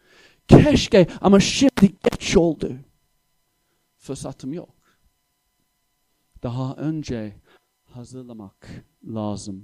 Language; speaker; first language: Turkish; non-native, fluent; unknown